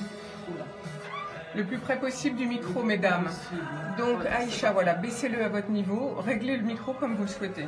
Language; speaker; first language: French; native; French